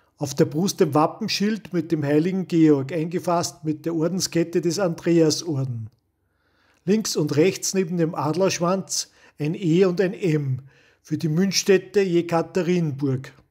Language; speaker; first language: German; native; German